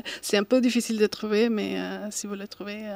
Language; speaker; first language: French; non-native, fluent; Spanish